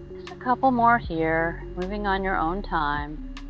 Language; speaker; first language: English; native; English